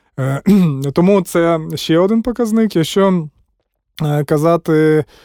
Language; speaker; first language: Ukrainian; non-native, local second language; Russian